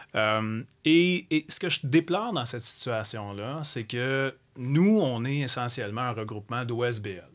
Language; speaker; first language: French; native; French